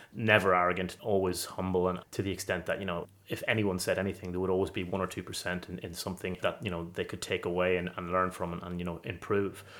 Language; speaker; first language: English; native; English